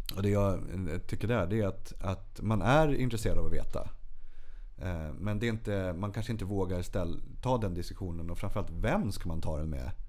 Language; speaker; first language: Swedish; native; Swedish